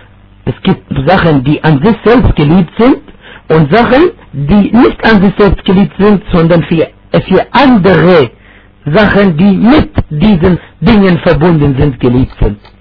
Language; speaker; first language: German; non-native, fluent; Arabic